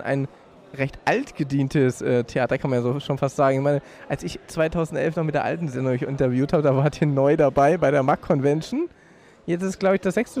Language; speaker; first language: German; native; German